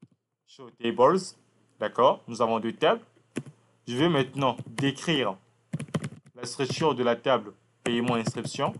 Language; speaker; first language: French; non-native, local second language; Lingala